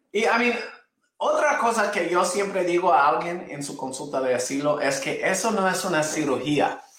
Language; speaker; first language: Spanish; non-native, fluent; English